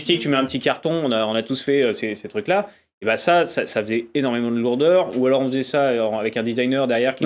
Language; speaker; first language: French; native; French